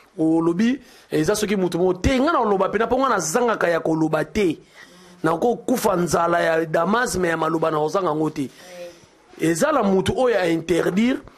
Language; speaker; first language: Lingala; non-native, local second language; Luba-Lulua